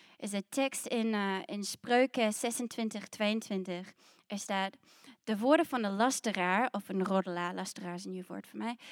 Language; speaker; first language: Dutch; non-native, fluent; English